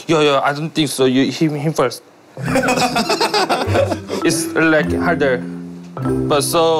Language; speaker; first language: English; non-native, learner; Korean